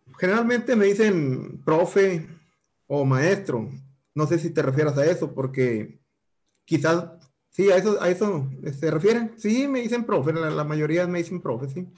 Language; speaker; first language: Spanish; native; Spanish